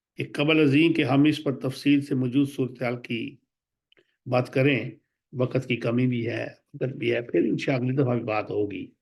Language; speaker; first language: Urdu; non-native, local second language; Pahari-Potwari